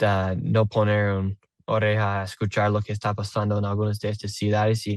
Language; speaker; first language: Spanish; non-native, learner; English